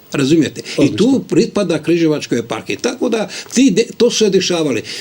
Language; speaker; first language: Bosnian; non-native, local second language; Ukrainian